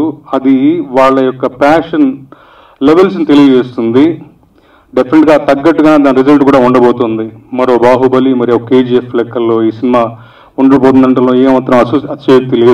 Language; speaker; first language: Telugu; native; Telugu